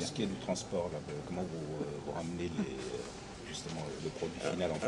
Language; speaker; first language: French; non-native, local second language; Arabic